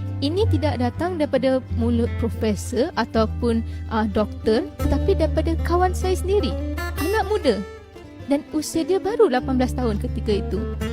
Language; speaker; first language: Malay; native; Malay